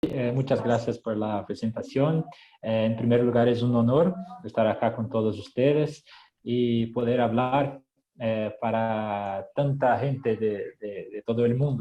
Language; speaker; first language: Spanish; non-native, fluent; Portuguese